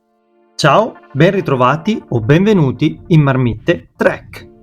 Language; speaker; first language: Italian; native; Italian